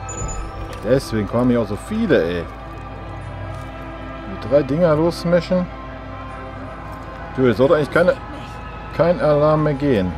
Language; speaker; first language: German; native; German